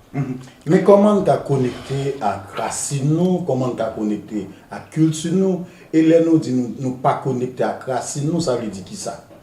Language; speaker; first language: Haitian Creole; native; Haitian Creole